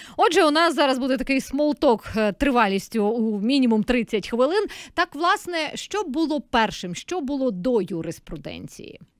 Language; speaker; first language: Ukrainian; native; Ukrainian